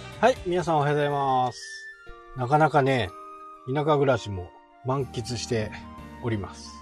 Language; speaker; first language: Japanese; native; Japanese